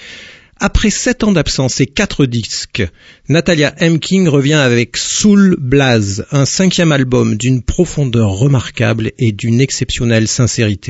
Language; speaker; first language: French; native; French